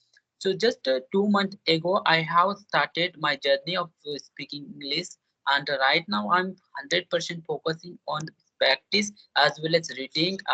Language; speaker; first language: English; non-native, learner; Hindi